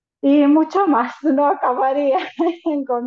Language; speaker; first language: Spanish; non-native, fluent; Romanian